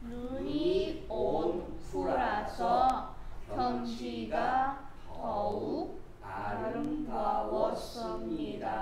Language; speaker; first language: Korean; non-native, learner; Vietnamese